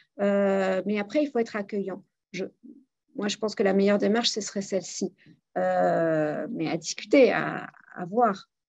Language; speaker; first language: French; native; French